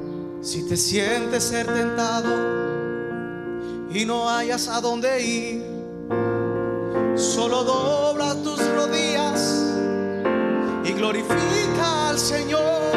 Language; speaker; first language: Spanish; native; Spanish